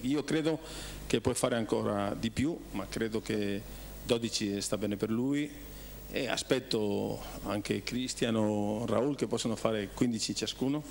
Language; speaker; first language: Italian; non-native, fluent; Spanish